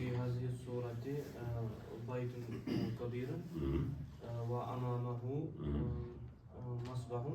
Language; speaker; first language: Arabic; non-native, learner; Urdu